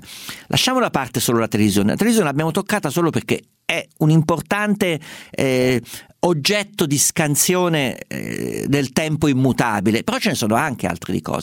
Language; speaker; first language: Italian; native; Italian